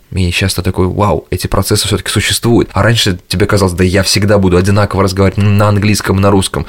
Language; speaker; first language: Russian; native; Russian